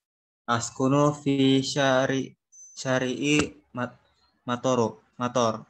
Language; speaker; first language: Arabic; non-native, learner; Indonesian